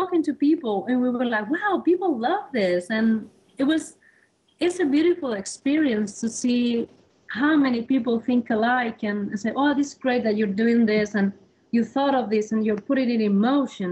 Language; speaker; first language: English; non-native, fluent; Spanish